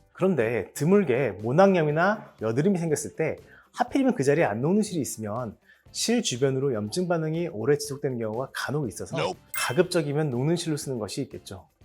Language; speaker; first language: Korean; native; Korean